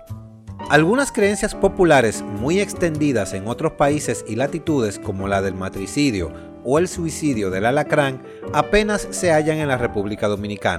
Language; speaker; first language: Spanish; native; Spanish